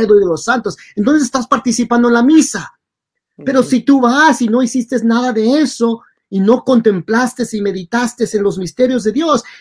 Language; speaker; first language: Spanish; early bilingual, heritage; Spanish